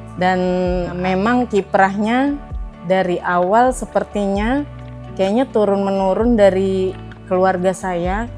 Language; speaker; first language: Indonesian; native; Indonesian